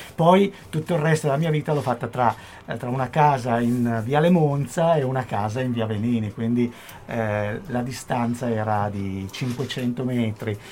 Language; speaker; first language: Italian; native; Italian